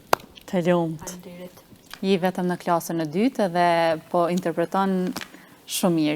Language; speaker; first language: Albanian; native; Albanian